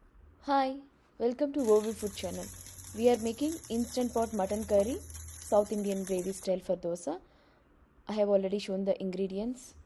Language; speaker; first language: English; non-native, local second language; Telugu